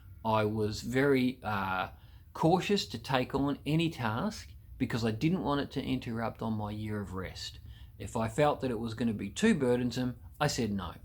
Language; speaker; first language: English; native; English